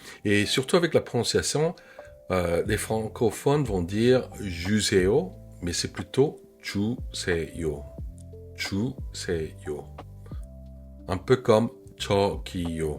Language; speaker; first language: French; non-native, fluent; Korean